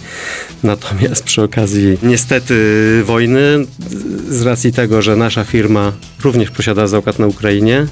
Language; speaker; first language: Polish; native; Polish